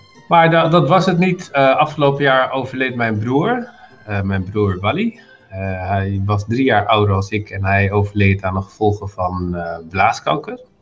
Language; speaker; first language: Dutch; non-native, fluent; Arabic